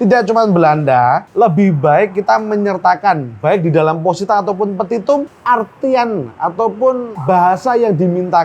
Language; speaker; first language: Indonesian; native; Indonesian